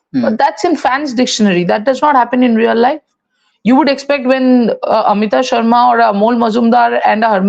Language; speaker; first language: English; non-native, local second language; Hindi